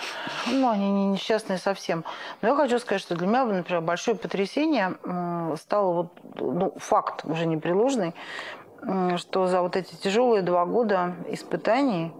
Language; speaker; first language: Russian; native; Russian